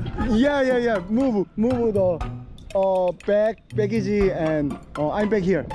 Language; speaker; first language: English; non-native, learner; Korean